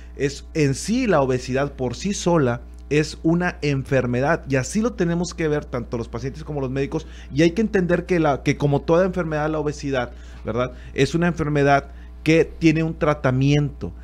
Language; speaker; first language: Spanish; native; Spanish